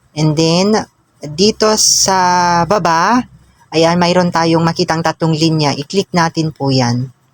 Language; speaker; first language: Filipino; non-native, local second language; Cebuano